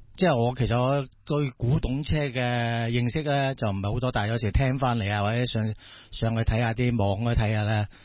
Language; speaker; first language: Cantonese; native; Cantonese